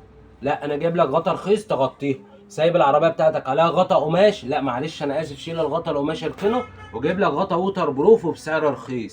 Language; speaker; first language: Arabic; native; Arabic